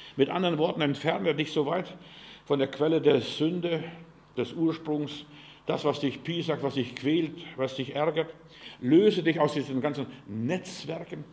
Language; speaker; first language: German; non-native, fluent; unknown